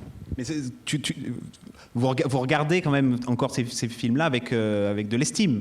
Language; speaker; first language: French; native; French